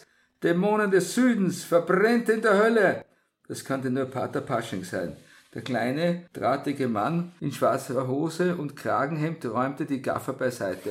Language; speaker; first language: German; native; German